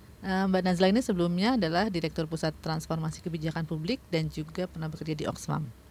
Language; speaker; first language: Indonesian; native; Indonesian